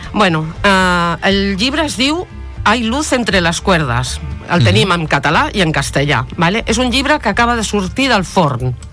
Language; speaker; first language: Catalan; non-native, local second language; Spanish